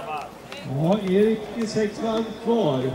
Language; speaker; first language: Swedish; native; Swedish